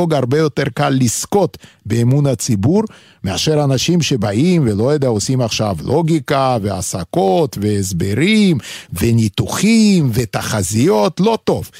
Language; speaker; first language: Hebrew; non-native, fluent; Lithuanian